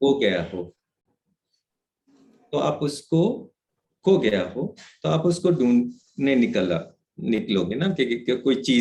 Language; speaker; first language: Hindi; native; Hindi